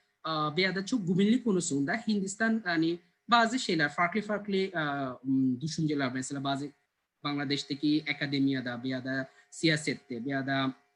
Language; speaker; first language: Turkish; non-native, learner; Bangla